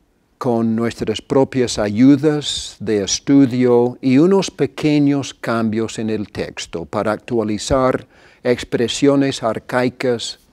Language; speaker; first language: Spanish; non-native, fluent; English